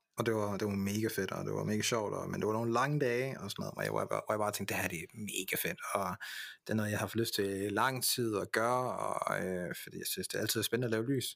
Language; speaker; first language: Danish; early bilingual, other home language; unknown